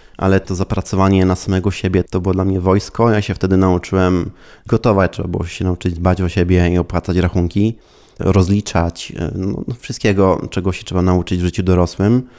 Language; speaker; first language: Polish; early bilingual, heritage; Polish